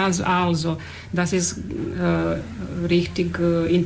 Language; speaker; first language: German; non-native, fluent; Serbian